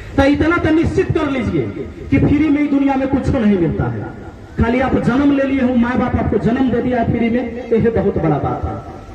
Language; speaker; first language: Hindi; native; Hindi